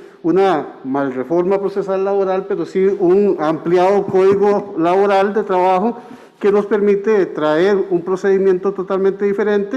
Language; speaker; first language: Spanish; native; Spanish